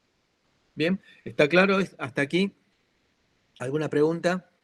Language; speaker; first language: Spanish; native; Spanish